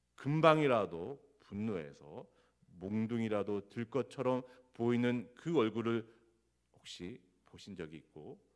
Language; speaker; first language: Korean; native; Korean